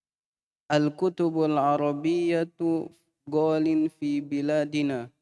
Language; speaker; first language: Arabic; non-native, learner; Indonesian